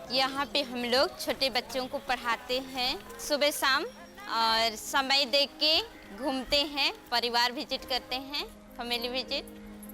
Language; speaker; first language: Hindi; non-native, local second language; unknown